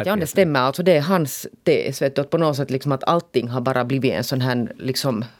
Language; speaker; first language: Swedish; native; Swedish